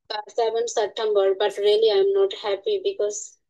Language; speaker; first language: English; non-native, learner; Bangla